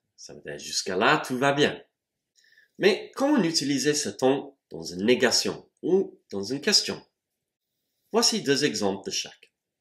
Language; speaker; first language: French; non-native, fluent; English